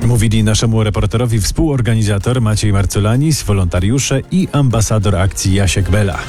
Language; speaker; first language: Polish; native; Polish